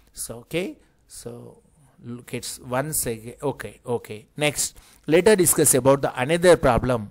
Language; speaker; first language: English; non-native, local second language; Telugu